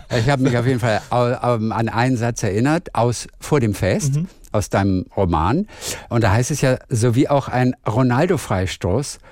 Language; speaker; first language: German; native; German